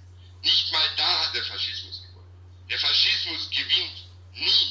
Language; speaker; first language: German; native; German